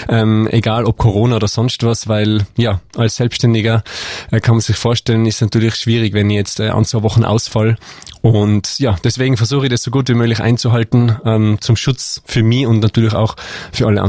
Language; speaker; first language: German; native; German